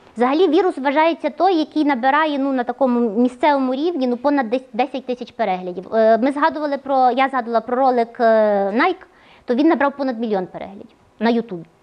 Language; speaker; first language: Ukrainian; native; Ukrainian